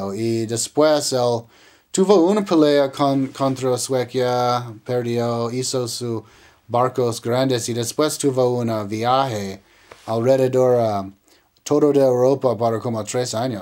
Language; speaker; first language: Spanish; non-native, learner; English